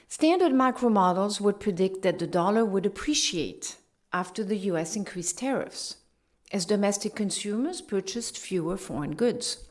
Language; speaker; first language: English; non-native, fluent; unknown